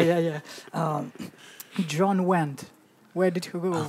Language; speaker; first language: English; non-native, fluent; Russian